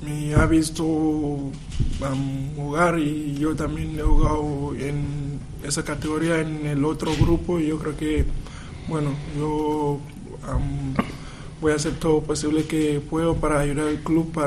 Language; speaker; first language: Spanish; non-native, learner; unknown